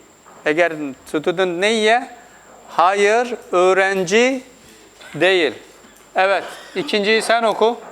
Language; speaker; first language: Turkish; non-native, fluent; Urdu